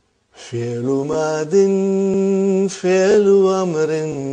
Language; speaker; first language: Arabic; non-native, learner; Urdu